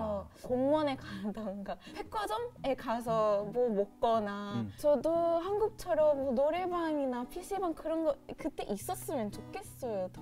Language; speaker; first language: Korean; non-native, fluent; Spanish